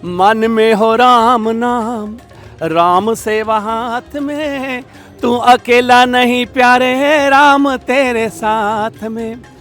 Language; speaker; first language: Hindi; native; Hindi